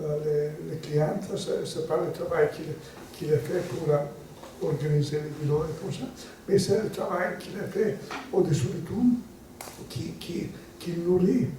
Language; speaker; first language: French; non-native, learner; Italian